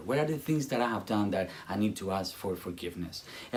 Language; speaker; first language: English; non-native, fluent; Spanish